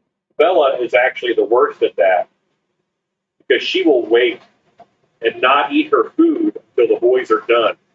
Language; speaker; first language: English; native; English